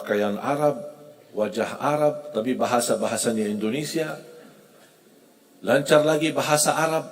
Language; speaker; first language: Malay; non-native, fluent; Arabic